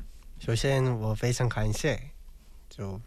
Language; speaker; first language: Chinese; non-native, learner; Korean